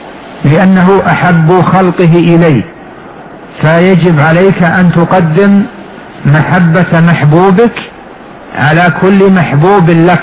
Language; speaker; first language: Arabic; native; Arabic